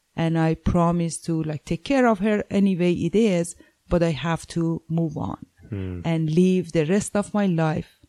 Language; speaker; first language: English; non-native, fluent; Persian